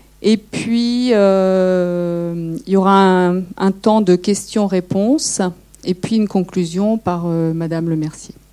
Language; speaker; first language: French; native; French